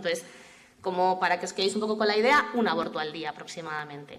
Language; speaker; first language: Spanish; native; Spanish